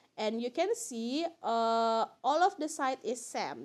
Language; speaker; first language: English; non-native, learner; Indonesian